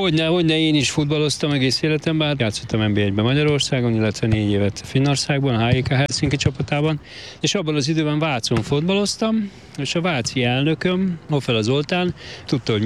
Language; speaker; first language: Hungarian; native; Hungarian